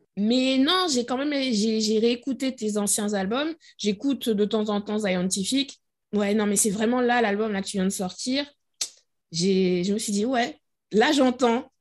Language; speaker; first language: French; native; French